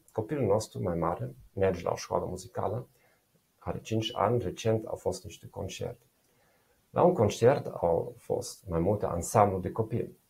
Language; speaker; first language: Romanian; non-native, fluent; German